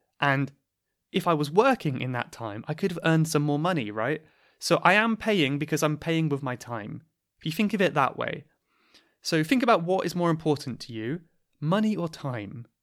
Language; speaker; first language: English; native; English